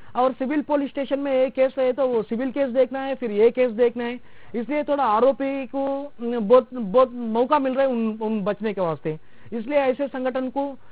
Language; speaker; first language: Hindi; non-native, local second language; Telugu